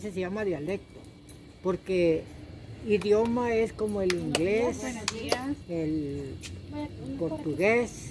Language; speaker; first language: Spanish; native; Spanish